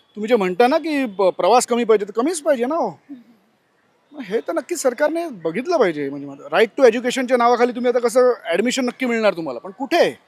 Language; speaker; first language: Marathi; non-native, local second language; Gujarati